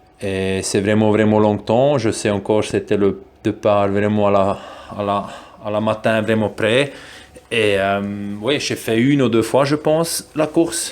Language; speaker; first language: French; non-native, local second language; German